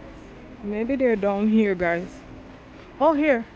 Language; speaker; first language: English; native; English